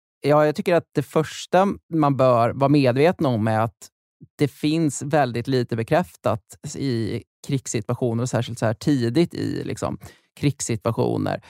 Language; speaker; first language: Swedish; native; Swedish